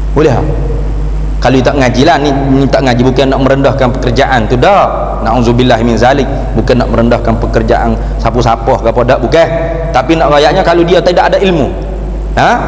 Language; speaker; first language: Malay; native; Malay